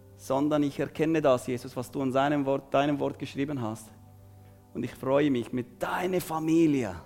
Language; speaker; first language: German; non-native, fluent; Arabic